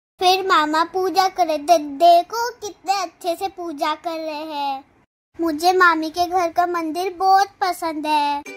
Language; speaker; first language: Hindi; non-native, local second language; Telugu